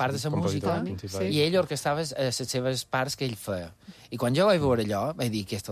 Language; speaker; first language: Catalan; native; Catalan